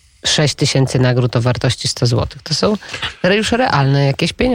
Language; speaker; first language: Polish; native; Polish